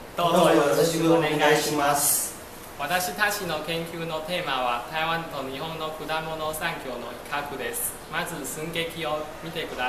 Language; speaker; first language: Japanese; non-native, learner; Chinese